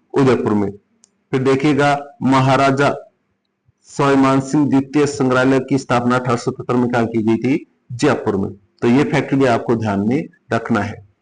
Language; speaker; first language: Hindi; native; Hindi